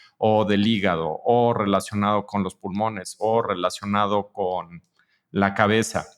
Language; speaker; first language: Spanish; native; Spanish